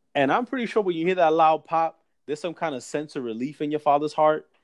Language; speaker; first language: English; native; English